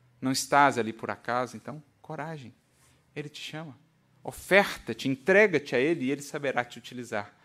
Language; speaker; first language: Portuguese; native; Portuguese